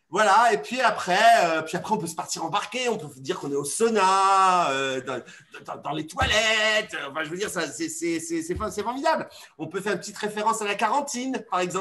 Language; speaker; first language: French; native; French